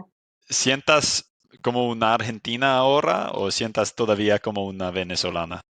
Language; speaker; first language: Spanish; non-native, fluent; English